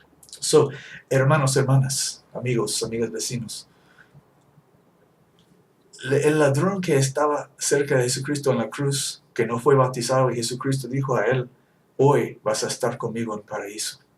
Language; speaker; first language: Spanish; non-native, fluent; English